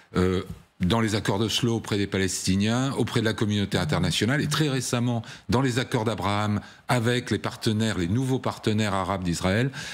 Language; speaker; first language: French; native; French